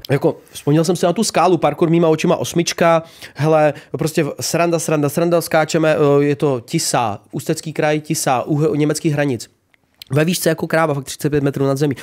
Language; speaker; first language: Czech; early bilingual, other home language; Ukrainian